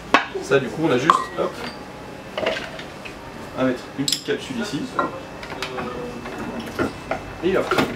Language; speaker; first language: French; native; French